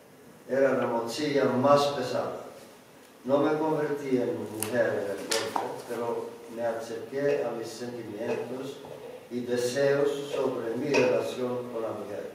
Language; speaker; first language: Spanish; non-native, learner; Greek